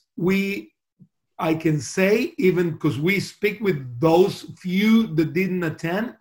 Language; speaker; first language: English; non-native, fluent; Spanish